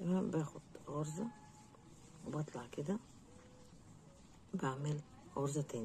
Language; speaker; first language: Arabic; native; Arabic